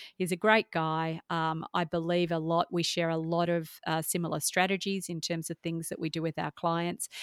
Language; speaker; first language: English; native; English